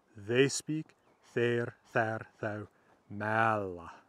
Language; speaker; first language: English; native; English